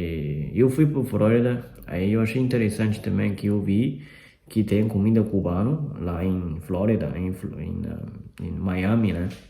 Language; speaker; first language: Portuguese; non-native, fluent; Chinese